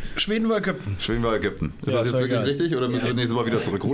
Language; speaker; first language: German; native; German